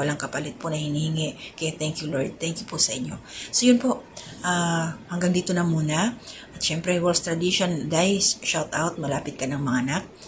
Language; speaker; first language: Filipino; native; Filipino